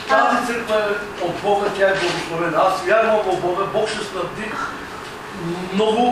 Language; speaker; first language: Bulgarian; non-native, local second language; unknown